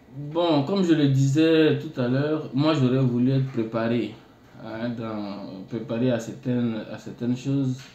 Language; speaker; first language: French; non-native, local second language; Baoulé